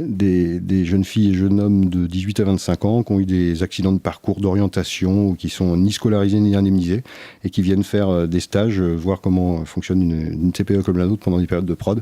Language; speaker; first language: French; native; French